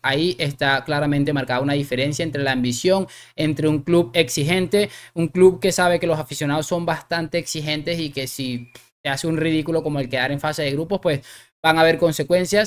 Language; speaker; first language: Spanish; native; Spanish